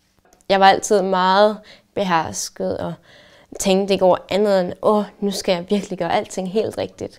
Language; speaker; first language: Danish; early bilingual, heritage; Danish